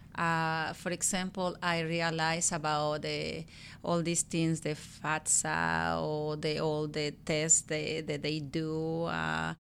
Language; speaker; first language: English; non-native, learner; Spanish